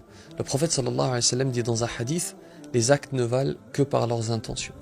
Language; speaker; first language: French; native; French